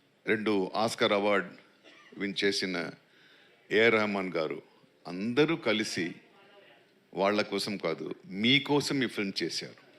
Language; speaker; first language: Telugu; non-native, local second language; Tamil